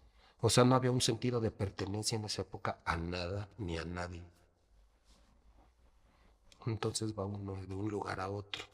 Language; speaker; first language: Spanish; native; Spanish